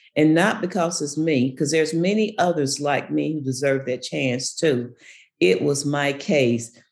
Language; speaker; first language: English; native; English